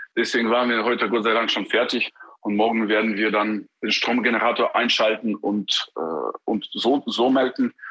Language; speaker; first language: German; non-native, fluent; Ukrainian